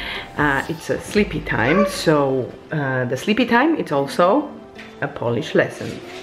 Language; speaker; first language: English; non-native, fluent; Polish